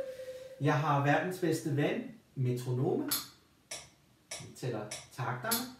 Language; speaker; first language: Danish; non-native, fluent; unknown